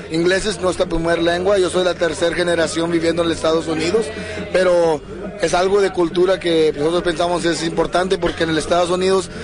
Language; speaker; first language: Spanish; early bilingual, heritage; English